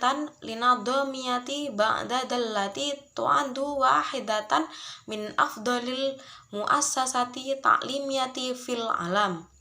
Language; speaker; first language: Arabic; non-native, learner; Indonesian